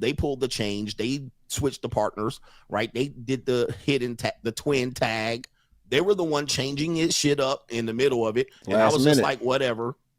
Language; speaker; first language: English; native; English